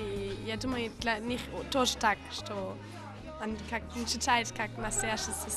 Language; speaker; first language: Russian; non-native, learner; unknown